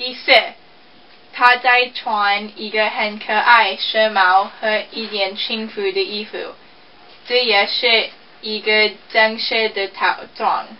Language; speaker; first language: Chinese; non-native, learner; English